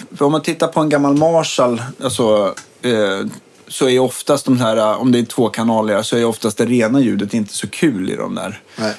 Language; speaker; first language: Swedish; native; Swedish